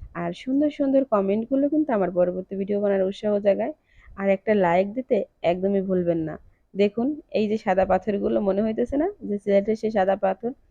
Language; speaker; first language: Bangla; native; Bangla